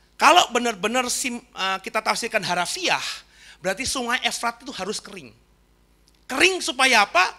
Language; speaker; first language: Indonesian; native; Indonesian